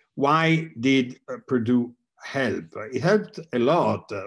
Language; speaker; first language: English; non-native, fluent; Italian